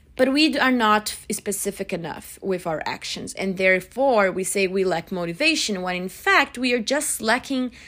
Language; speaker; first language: English; non-native, fluent; Portuguese